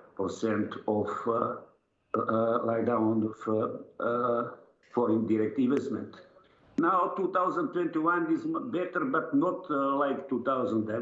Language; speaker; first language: English; non-native, learner; Serbian